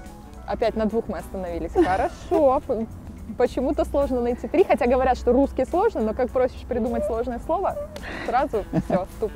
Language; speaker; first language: Russian; native; Russian